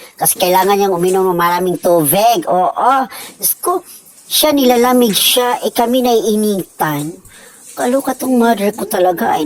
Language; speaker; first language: Filipino; non-native, local second language; Cebuano